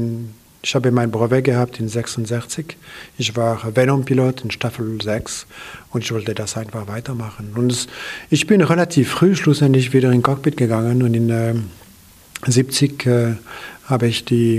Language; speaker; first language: German; non-native, local second language; French